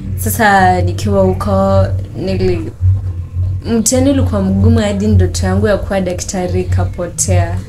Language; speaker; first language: Swahili; non-native, local second language; Gusii